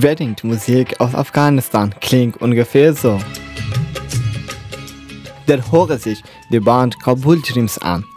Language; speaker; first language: German; non-native, fluent; Persian